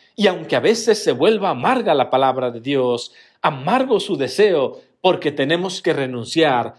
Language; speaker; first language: Spanish; native; Spanish